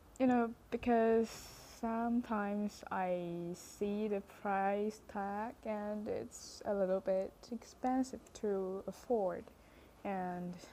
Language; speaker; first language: English; non-native, learner; Chinese